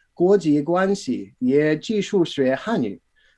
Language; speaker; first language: Chinese; non-native, learner; English